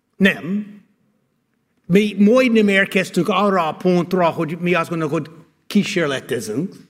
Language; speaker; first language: Hungarian; non-native, fluent; English